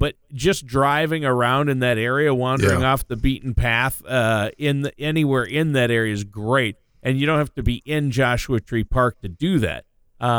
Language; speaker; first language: English; native; English